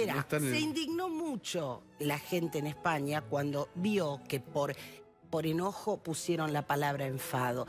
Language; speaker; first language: Spanish; native; Spanish